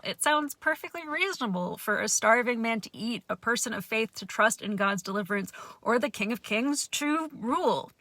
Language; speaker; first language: English; native; English